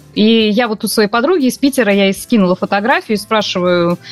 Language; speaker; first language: Russian; native; Russian